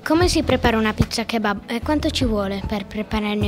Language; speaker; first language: Italian; native; Italian